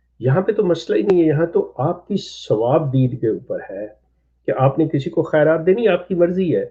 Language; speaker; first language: Urdu; native; Urdu